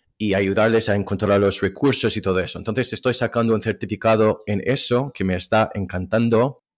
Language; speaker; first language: Spanish; non-native, fluent; English